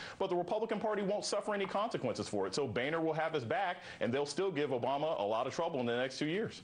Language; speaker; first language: English; native; English